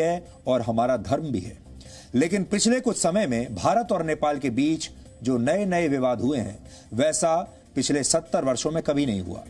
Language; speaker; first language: Hindi; native; Hindi